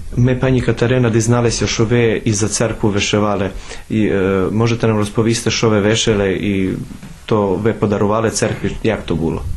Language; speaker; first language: Ukrainian; early bilingual, heritage; Ukrainian